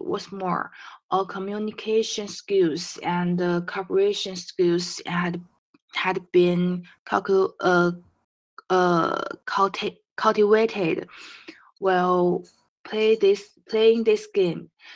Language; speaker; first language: English; non-native, learner; Chinese